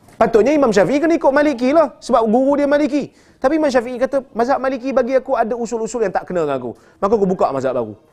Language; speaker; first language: Malay; native; Malay